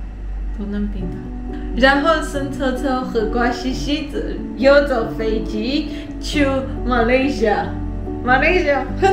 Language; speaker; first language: Chinese; non-native, learner; Armenian